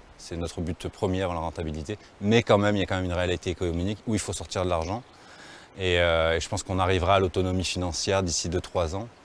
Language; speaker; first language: French; native; French